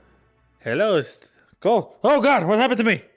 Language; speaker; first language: English; native; English